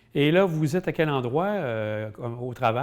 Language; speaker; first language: French; native; French